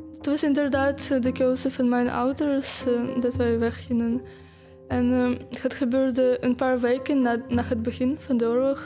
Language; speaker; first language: Dutch; non-native, fluent; Ukrainian